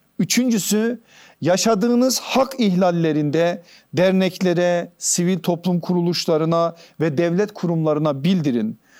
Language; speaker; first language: Turkish; native; Turkish